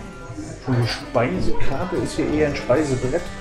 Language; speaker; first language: German; native; German